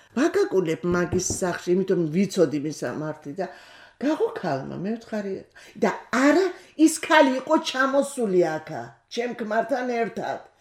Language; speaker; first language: Georgian; non-native, local second language; Kurdish